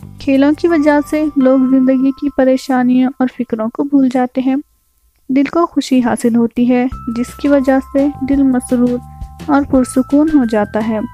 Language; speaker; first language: Urdu; native; Urdu